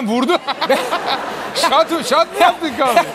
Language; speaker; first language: Turkish; native; Turkish